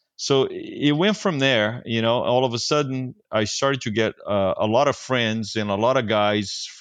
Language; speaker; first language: English; non-native, fluent; Portuguese